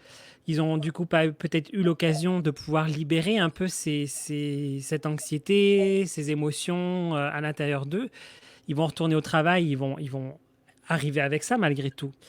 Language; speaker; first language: French; native; French